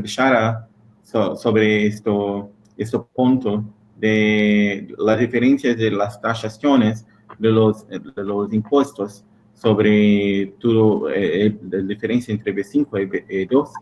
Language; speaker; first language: Spanish; non-native, learner; Portuguese